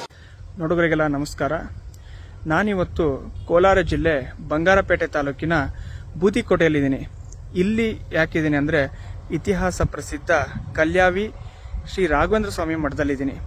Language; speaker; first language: Kannada; native; Kannada